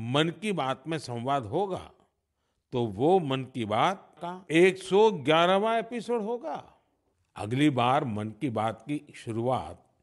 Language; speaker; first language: Hindi; non-native, local second language; Gujarati